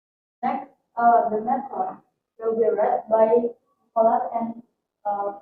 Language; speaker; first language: English; non-native, learner; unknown